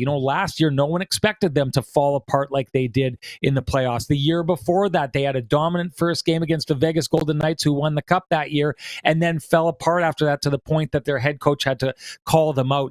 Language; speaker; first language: English; native; English